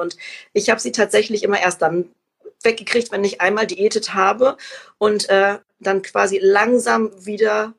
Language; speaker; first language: German; native; German